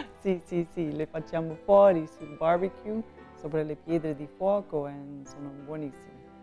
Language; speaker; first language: Italian; early bilingual, heritage; Italian